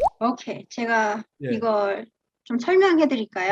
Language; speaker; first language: Korean; early bilingual, heritage; Korean